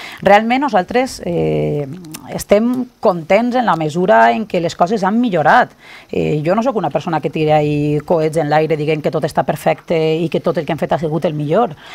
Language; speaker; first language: Catalan; native; Catalan